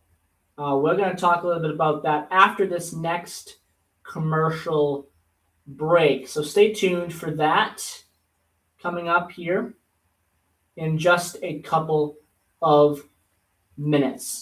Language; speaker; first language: English; native; English